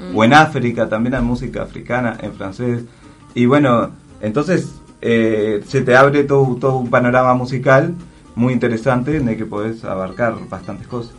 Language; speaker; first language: Spanish; native; Spanish